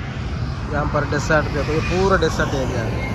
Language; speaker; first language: Hindi; non-native, local second language; Kannada